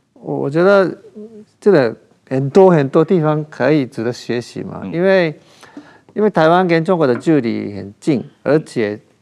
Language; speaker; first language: Chinese; non-native, fluent; Japanese